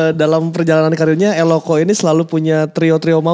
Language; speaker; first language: Indonesian; native; Indonesian